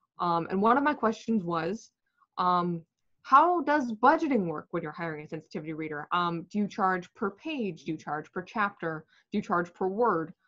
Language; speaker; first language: English; native; English